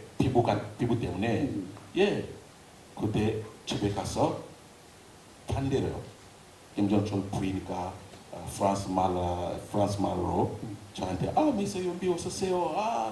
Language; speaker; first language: Korean; non-native, learner; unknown